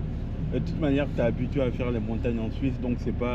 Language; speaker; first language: French; native; French